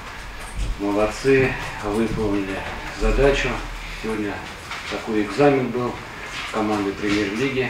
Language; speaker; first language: Russian; native; Russian